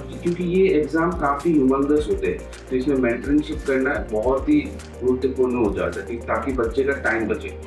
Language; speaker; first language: Hindi; non-native, local second language; Assamese